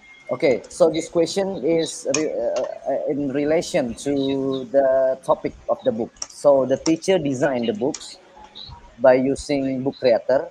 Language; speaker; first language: English; non-native, fluent; Indonesian